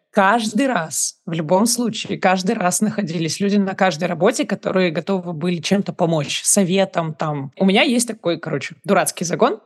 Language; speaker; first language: Russian; native; Russian